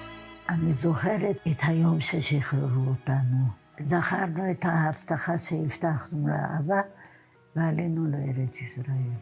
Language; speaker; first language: Hebrew; non-native, fluent; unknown